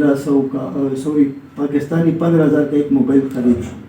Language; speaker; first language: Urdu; non-native, local second language; Pashto